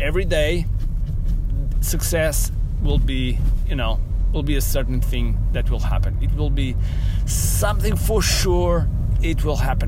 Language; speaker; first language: English; non-native, fluent; Portuguese